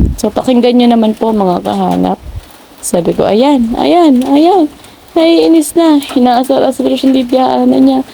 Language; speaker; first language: Filipino; non-native, local second language; Bikol